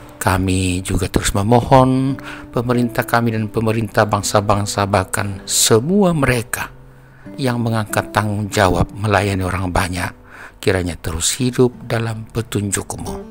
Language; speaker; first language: Indonesian; native; Indonesian